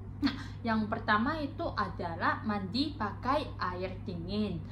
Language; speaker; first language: Indonesian; non-native, learner; Chinese